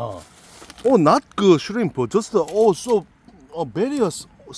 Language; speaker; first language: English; non-native, learner; Korean